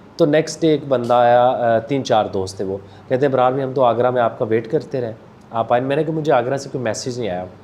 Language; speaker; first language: Urdu; non-native, local second language; Punjabi